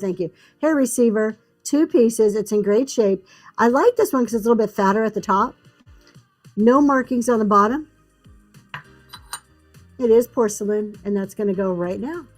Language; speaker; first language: English; native; English